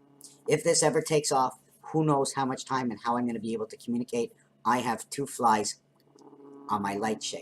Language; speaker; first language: English; native; English